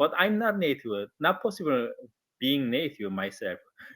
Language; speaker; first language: English; non-native, learner; Korean